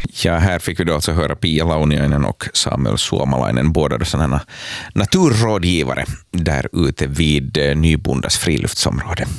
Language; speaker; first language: Swedish; native; Swedish